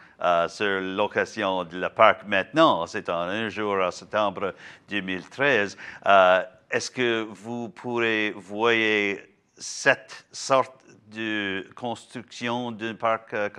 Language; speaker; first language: French; non-native, learner; English